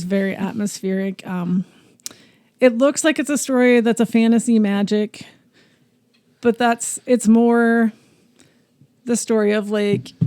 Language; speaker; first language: English; native; English